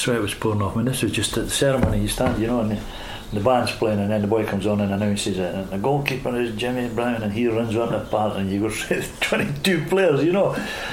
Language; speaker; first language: English; native; English